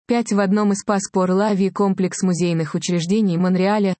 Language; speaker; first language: Russian; native; Russian